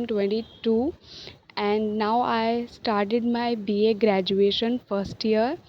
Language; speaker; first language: English; non-native, learner; Hindi